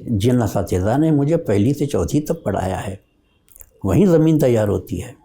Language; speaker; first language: Urdu; native; Urdu